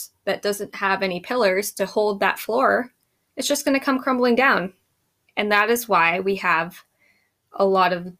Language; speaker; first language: English; native; English